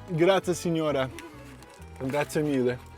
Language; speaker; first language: Italian; non-native, learner; Portuguese